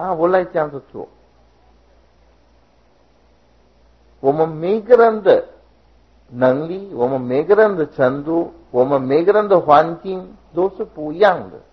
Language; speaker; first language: Chinese; non-native, fluent; Sinhala